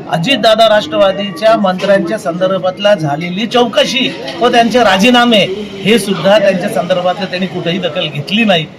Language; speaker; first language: Marathi; native; Marathi